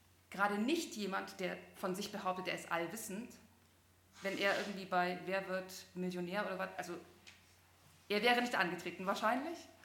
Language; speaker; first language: German; native; German